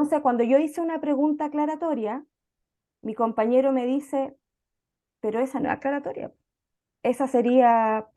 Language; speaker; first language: Spanish; native; Spanish